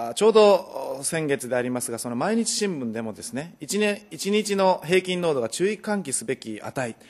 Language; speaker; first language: Japanese; native; Japanese